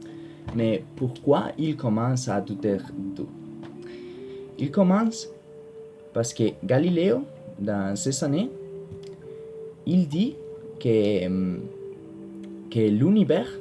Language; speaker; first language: French; non-native, learner; Spanish